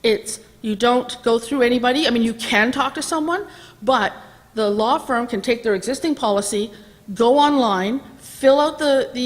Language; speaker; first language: English; native; English